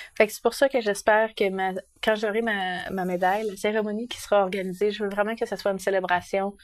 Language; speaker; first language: French; native; French